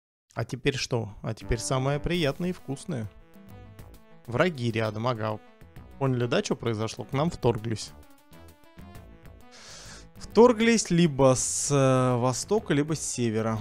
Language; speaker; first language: Russian; native; Russian